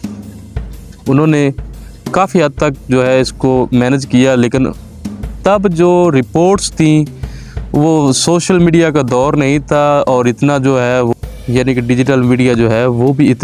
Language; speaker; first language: Urdu; non-native, local second language; Punjabi